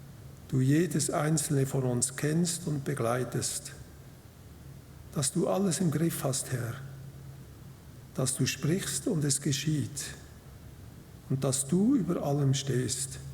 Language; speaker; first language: German; native; German